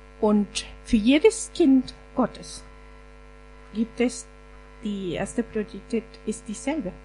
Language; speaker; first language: German; non-native, fluent; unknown